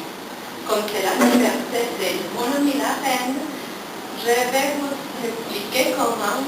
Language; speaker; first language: French; non-native, learner; Spanish